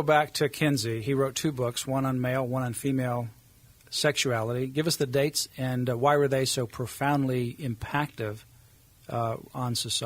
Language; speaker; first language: English; native; English